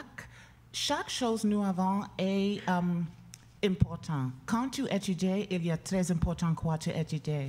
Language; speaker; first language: French; non-native, learner; English